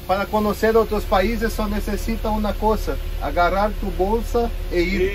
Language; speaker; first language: Spanish; non-native, learner; Portuguese